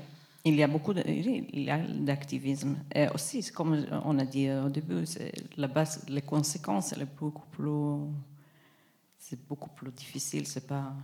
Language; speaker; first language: French; non-native, fluent; Hebrew